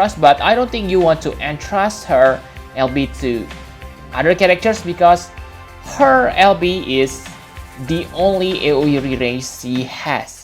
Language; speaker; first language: English; non-native, fluent; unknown